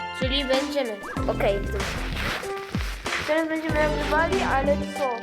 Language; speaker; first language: Polish; early bilingual, other home language; Ukrainian